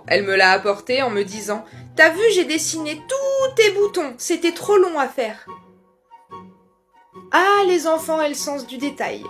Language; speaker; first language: French; native; French